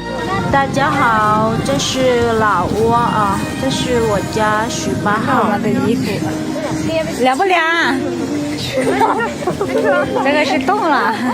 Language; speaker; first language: Chinese; non-native, fluent; Hmong